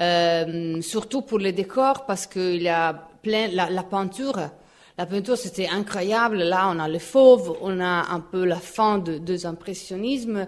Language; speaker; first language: French; non-native, fluent; Italian